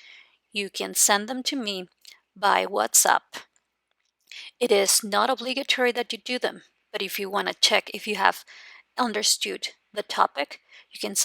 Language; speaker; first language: English; non-native, fluent; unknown